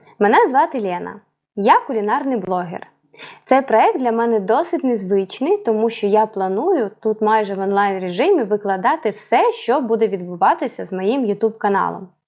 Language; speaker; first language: Ukrainian; non-native, local second language; Russian